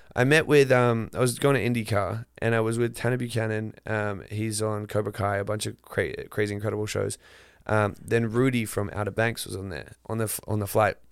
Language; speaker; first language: English; native; English